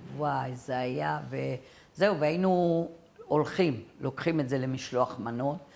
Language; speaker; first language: Hebrew; early bilingual, other home language; French